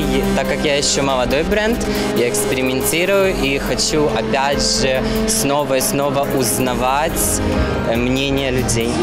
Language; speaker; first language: Russian; native; Russian